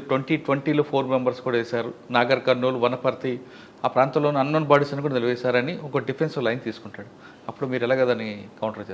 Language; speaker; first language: Telugu; native; Telugu